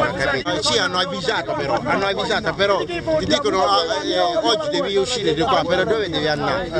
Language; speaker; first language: Italian; non-native, learner; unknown